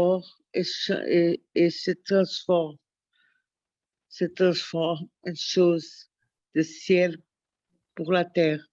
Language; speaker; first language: French; non-native, learner; Portuguese